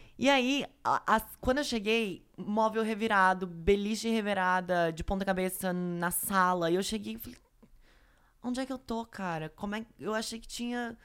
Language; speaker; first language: Portuguese; native; Portuguese